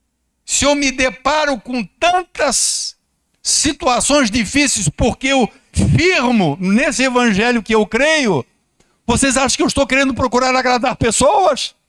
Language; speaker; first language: Portuguese; native; Portuguese